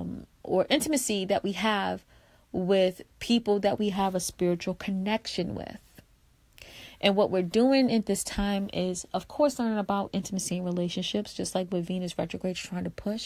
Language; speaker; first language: English; native; English